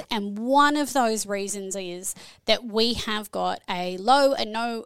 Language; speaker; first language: English; native; English